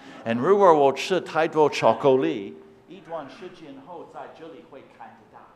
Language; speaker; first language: Chinese; non-native, fluent; English